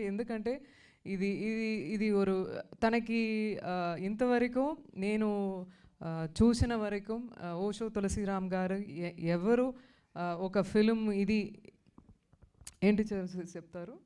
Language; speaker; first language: Telugu; non-native, fluent; Tamil